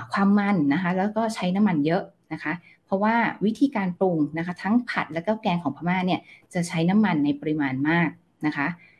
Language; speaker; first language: Thai; native; Thai